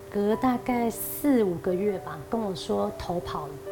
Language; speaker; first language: Chinese; early bilingual, heritage; Spanish